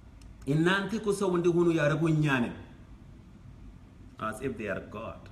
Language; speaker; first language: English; non-native, fluent; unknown